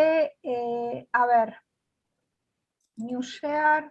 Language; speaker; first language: Spanish; non-native, fluent; Greek